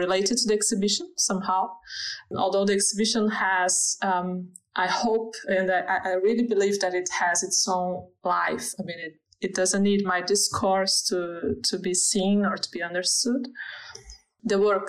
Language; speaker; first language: English; non-native, fluent; Portuguese